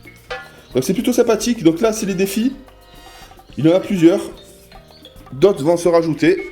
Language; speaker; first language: French; native; French